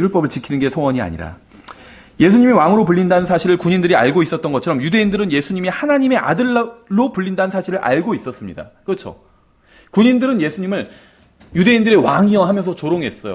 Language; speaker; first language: Korean; native; Korean